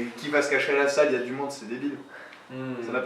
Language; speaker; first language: French; native; French